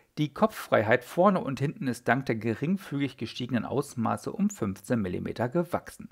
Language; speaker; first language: German; native; German